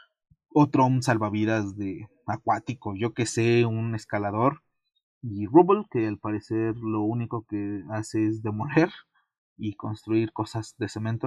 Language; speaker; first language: Spanish; native; Spanish